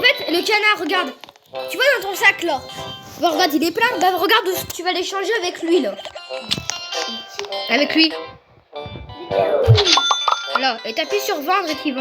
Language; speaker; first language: French; native; French